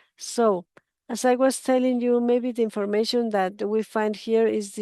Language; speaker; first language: English; non-native, fluent; Spanish